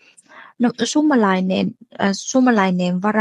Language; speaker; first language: Finnish; non-native, fluent; Vietnamese